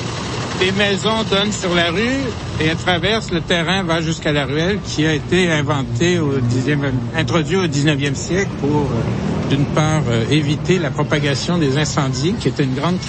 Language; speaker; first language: French; native; French